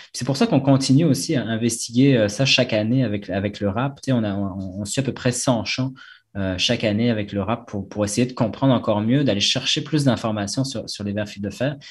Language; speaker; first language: French; native; French